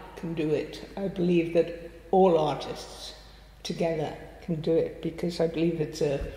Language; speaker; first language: English; native; English